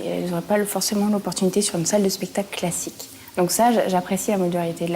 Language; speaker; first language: French; native; French